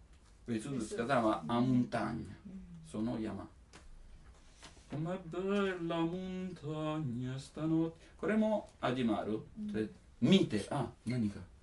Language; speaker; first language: Japanese; non-native, learner; Italian